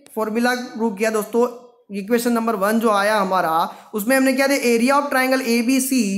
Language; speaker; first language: Hindi; non-native, local second language; Gujarati